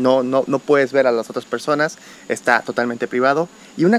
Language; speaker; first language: Spanish; native; Spanish